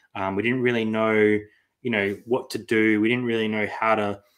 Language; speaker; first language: English; native; English